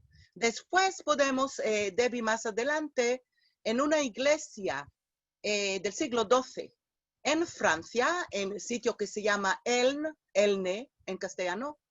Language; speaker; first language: Spanish; non-native, fluent; Hebrew